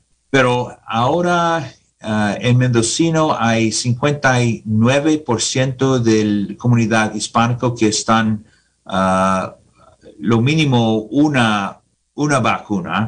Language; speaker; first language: Spanish; non-native, learner; English